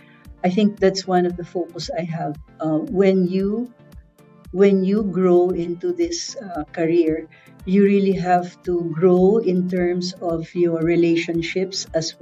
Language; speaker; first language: English; non-native, local second language; Filipino